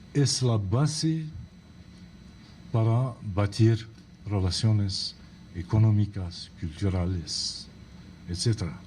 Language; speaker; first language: Spanish; non-native, fluent; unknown